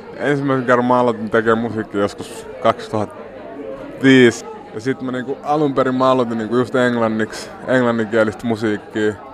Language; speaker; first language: Finnish; native; Finnish